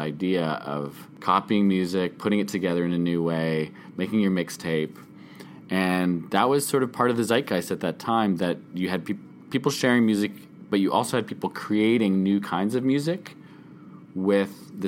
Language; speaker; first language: English; native; English